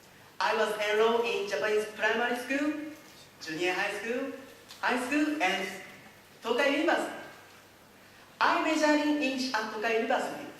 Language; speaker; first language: English; non-native, learner; Japanese